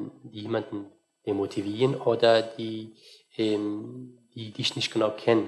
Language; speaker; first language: German; non-native, fluent; Arabic